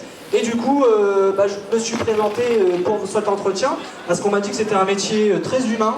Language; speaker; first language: French; native; French